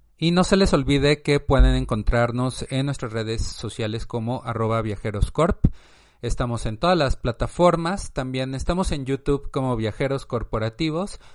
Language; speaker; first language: Spanish; native; Spanish